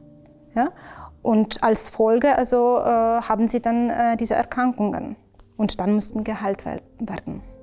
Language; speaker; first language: German; non-native, fluent; Ukrainian